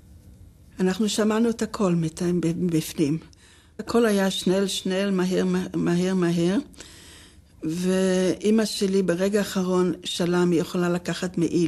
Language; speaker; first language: Hebrew; non-native, fluent; Dutch